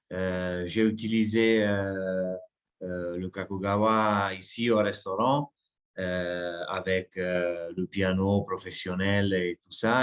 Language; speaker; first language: French; non-native, fluent; Italian